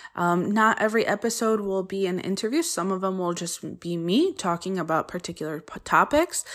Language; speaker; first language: English; early bilingual, other home language; Polish